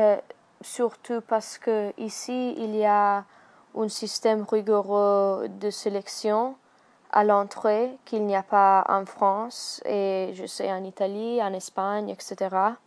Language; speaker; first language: French; non-native, learner; Italian